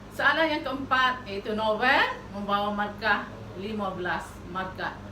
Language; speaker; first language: Malay; native; Malay